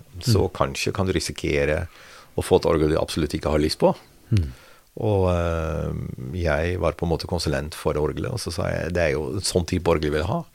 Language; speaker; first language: Norwegian; non-native, fluent; Dutch